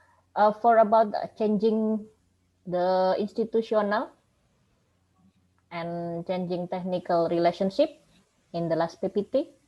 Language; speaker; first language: English; non-native, learner; Indonesian